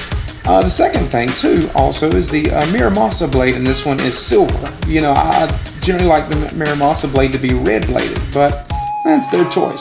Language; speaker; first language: English; native; English